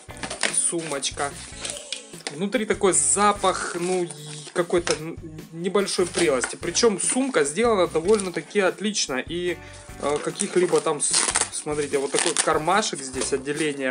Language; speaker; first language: Russian; native; Russian